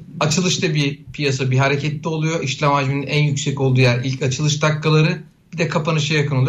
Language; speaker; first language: Turkish; native; Turkish